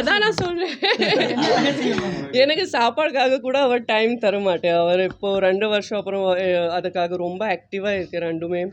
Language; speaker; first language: Tamil; non-native, learner; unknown